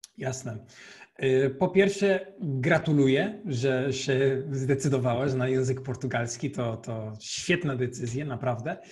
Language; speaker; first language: Polish; non-native, fluent; Portuguese